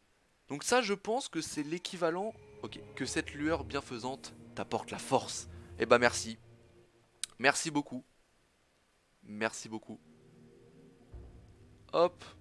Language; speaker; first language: French; native; French